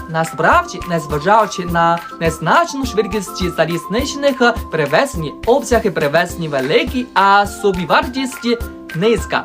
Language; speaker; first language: Ukrainian; non-native, learner; Chinese